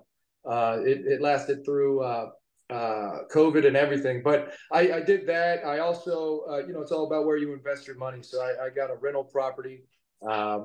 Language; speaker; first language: English; native; English